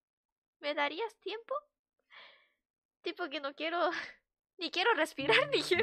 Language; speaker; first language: Spanish; non-native, fluent; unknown